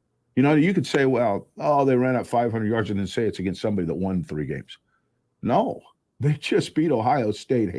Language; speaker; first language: English; native; English